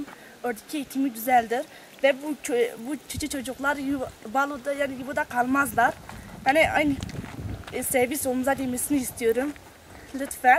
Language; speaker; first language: Turkish; non-native, local second language; Kurdish